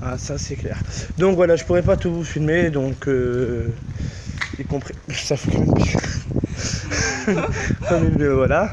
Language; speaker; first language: French; native; French